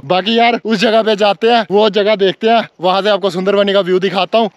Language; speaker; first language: Hindi; native; Hindi